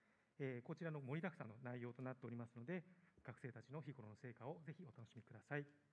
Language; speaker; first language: Japanese; native; Japanese